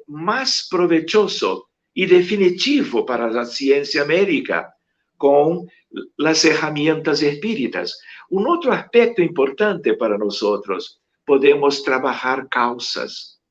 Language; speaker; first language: Spanish; non-native, fluent; Portuguese